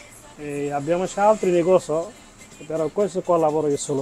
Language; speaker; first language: Italian; non-native, learner; Bangla